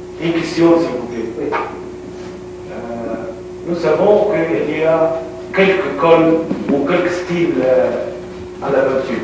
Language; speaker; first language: French; non-native, local second language; Arabic